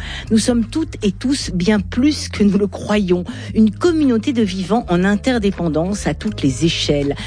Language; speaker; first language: French; native; French